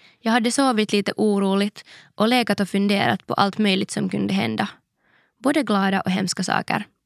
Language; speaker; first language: Swedish; native; Swedish